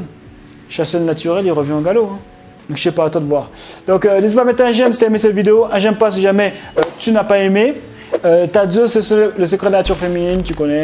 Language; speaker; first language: French; native; French